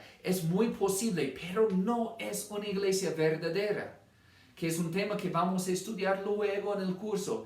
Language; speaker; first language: Spanish; non-native, fluent; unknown